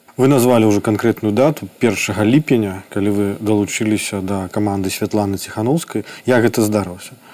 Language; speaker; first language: Belarusian; non-native, local second language; Russian